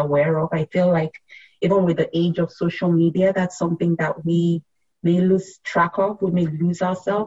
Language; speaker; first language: English; non-native, local second language; Yoruba